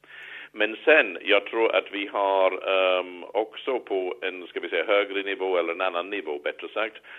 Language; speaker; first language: Swedish; non-native, fluent; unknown